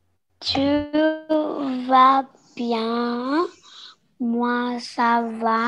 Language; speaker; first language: French; non-native, learner; Arabic